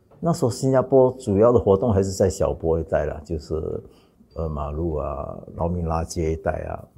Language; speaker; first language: Chinese; non-native, local second language; Wu Chinese